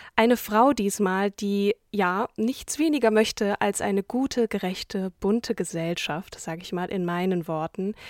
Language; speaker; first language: German; native; German